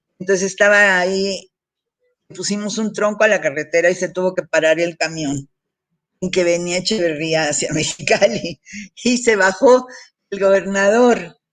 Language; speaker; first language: Spanish; early bilingual, heritage; Spanish